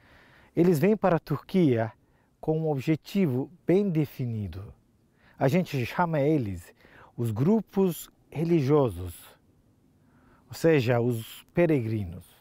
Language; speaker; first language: Portuguese; non-native, fluent; Turkish